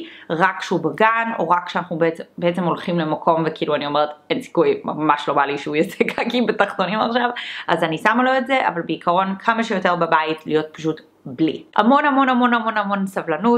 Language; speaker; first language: Hebrew; early bilingual, other home language; English